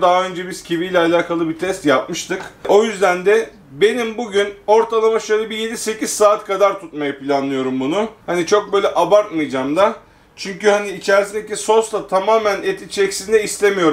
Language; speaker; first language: Turkish; native; Turkish